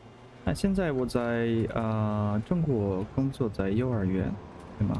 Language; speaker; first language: Chinese; non-native, learner; Russian